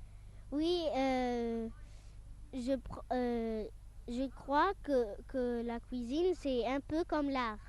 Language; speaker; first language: French; non-native, fluent; Arabic